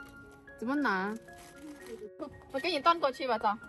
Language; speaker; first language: Chinese; non-native, fluent; Indonesian